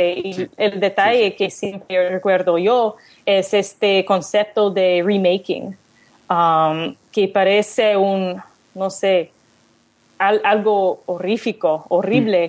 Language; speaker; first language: Spanish; non-native, learner; English